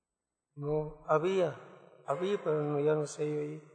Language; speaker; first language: Spanish; non-native, local second language; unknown